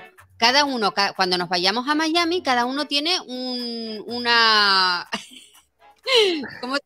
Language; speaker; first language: Spanish; native; Spanish